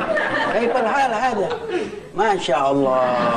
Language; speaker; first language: Arabic; non-native, learner; Indonesian